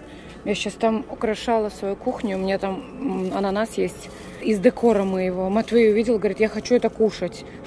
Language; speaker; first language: Russian; native; Russian